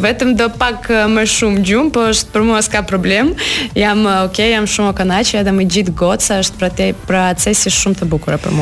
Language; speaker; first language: Albanian; non-native, learner; Belarusian